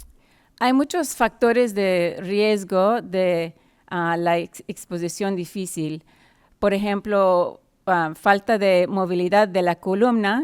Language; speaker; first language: Spanish; non-native, fluent; English